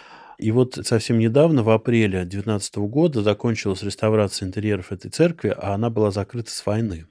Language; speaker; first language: Russian; native; Russian